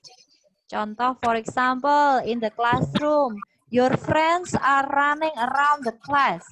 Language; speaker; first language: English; non-native, fluent; Indonesian